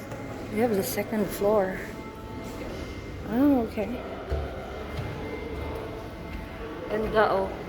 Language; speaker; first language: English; non-native, learner; Filipino